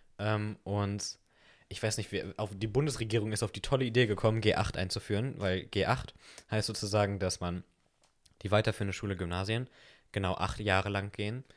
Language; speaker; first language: German; native; German